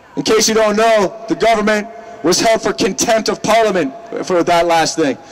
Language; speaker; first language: English; native; English